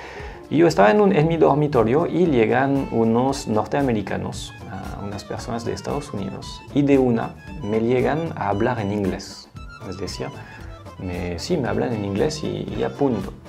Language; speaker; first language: Spanish; non-native, fluent; French